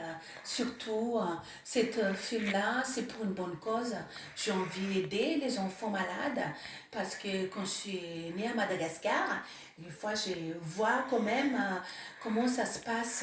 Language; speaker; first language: French; non-native, local second language; Malagasy